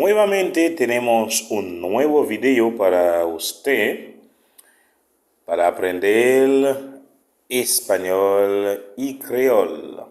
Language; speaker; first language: Spanish; non-native, fluent; Haitian Creole